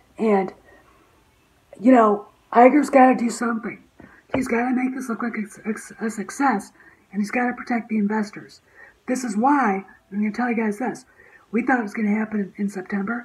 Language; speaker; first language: English; native; English